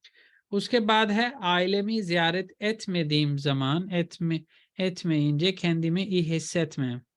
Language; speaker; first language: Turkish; non-native, fluent; Urdu